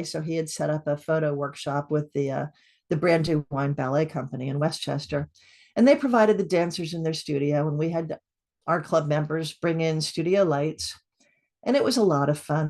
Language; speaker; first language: English; native; English